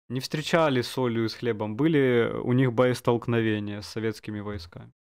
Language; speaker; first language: Russian; native; Russian